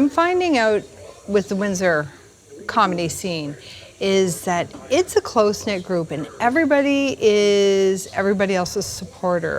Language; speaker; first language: English; native; English